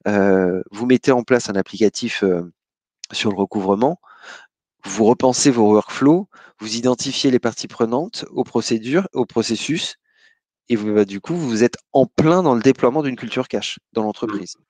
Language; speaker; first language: French; native; French